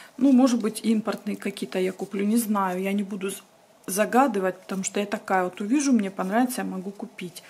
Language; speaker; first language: Russian; native; Russian